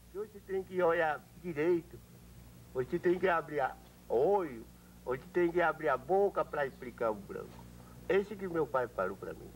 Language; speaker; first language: Portuguese; non-native, local second language; Kayapó